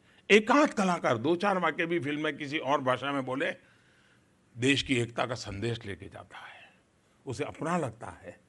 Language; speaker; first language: Hindi; non-native, local second language; Gujarati